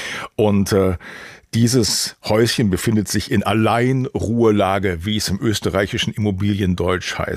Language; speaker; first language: German; native; German